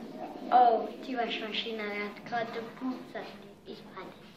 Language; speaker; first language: German; early bilingual, heritage; German